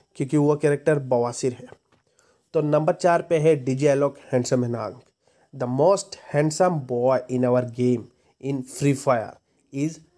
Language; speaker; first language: Hindi; native; Hindi